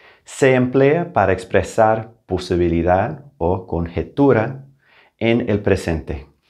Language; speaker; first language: Spanish; non-native, fluent; English